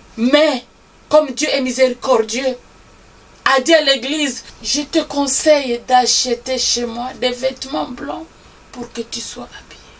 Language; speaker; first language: French; non-native, local second language; Swahili